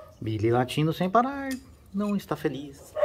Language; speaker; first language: Portuguese; native; Portuguese